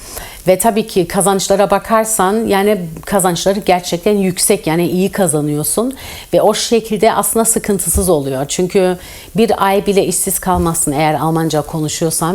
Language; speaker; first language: Turkish; early bilingual, heritage; Turkish